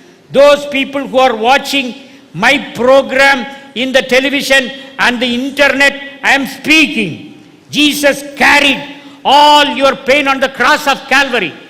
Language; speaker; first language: English; non-native, local second language; Tamil